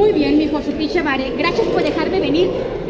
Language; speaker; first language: Spanish; native; Spanish